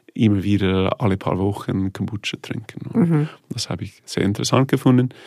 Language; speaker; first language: German; non-native, fluent; English